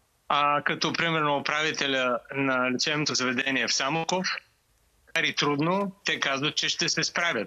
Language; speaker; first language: Bulgarian; native; Bulgarian